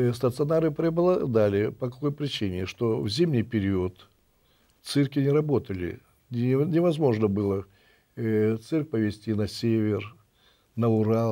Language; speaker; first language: Russian; native; Russian